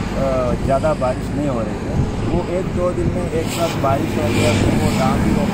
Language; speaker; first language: Hindi; non-native, local second language; Malayalam